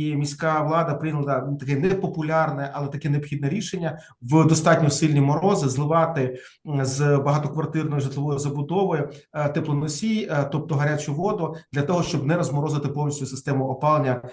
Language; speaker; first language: Ukrainian; native; Ukrainian